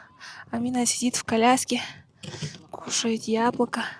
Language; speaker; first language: Russian; non-native, local second language; Kazakh